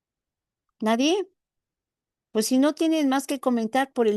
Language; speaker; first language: Spanish; native; Spanish